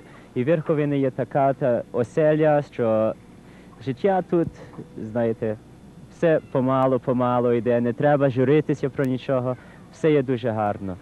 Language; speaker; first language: Ukrainian; early bilingual, heritage; Ukrainian